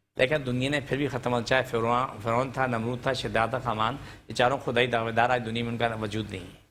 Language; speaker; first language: Urdu; non-native, local second language; Punjabi